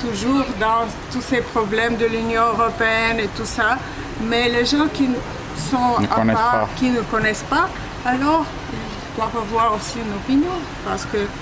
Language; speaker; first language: French; non-native, fluent; Bulgarian